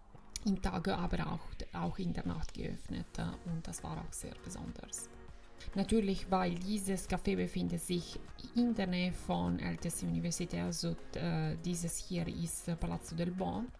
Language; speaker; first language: German; non-native, fluent; Italian